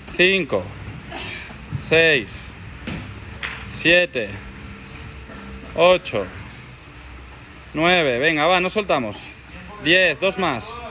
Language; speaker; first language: Spanish; non-native, local second language; Catalan